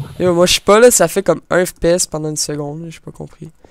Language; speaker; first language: French; native; French